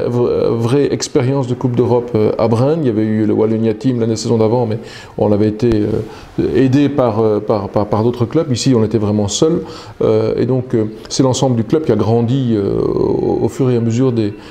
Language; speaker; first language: French; native; French